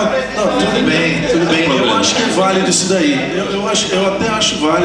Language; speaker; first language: Portuguese; native; Portuguese